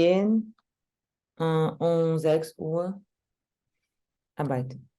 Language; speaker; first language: German; non-native, learner; Portuguese